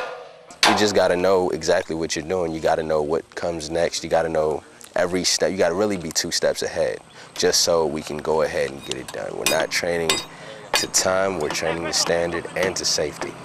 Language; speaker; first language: English; native; English